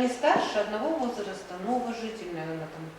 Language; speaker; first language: Russian; native; Russian